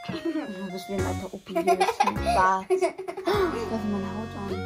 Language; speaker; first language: German; native; German